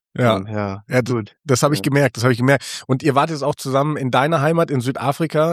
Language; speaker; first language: German; native; German